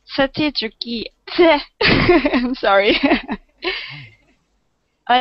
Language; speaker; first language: English; non-native, learner; Indonesian